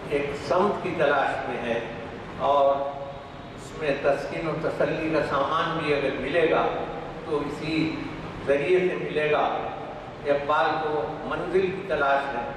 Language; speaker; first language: Urdu; native; Urdu